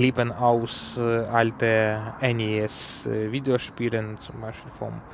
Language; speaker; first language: German; non-native, learner; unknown